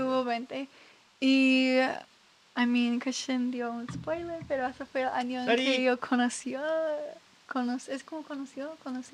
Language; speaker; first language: Spanish; non-native, learner; English